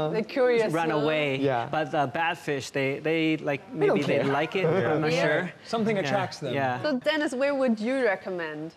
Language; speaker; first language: English; native; English